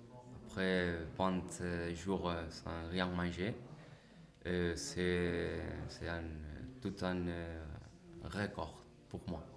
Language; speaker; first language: French; non-native, learner; Spanish